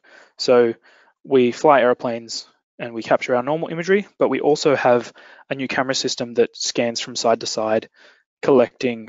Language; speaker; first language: English; native; English